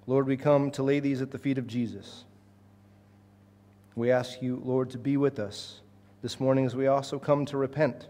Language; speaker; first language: English; native; English